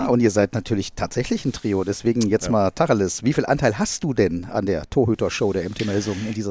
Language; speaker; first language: German; native; German